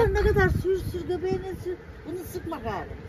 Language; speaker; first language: Turkish; native; Turkish